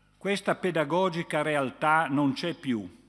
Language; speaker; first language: Italian; native; Italian